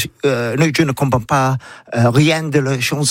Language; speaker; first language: French; non-native, learner; English